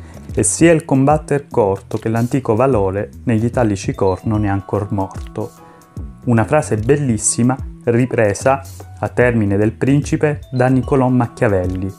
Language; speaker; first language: Italian; native; Italian